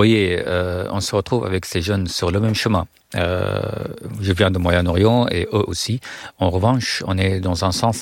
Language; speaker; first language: French; non-native, fluent; Arabic